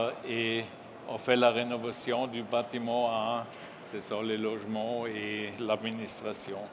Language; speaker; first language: French; non-native, learner; German